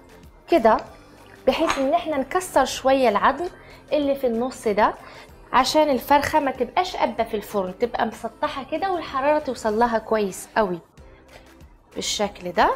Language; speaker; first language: Arabic; native; Arabic